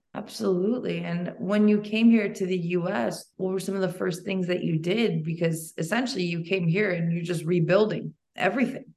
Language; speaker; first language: English; early bilingual, other home language; Albanian